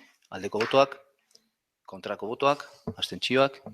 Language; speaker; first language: Basque; non-native, local second language; Spanish